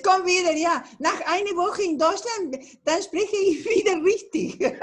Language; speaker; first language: German; non-native, fluent; Spanish